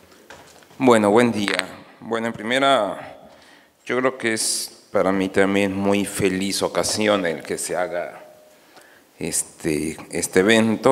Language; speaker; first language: Spanish; native; Spanish